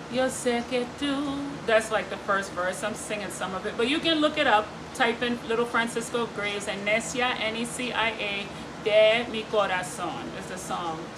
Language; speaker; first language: English; early bilingual, other home language; Spanish